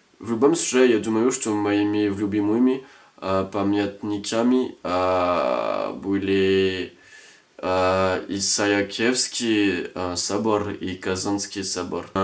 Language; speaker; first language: Russian; non-native, learner; French